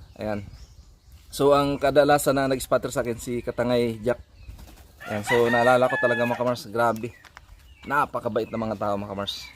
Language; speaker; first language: Filipino; non-native, local second language; Cebuano